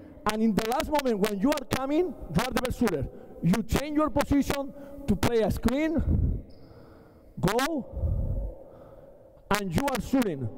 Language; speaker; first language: English; non-native, learner; Spanish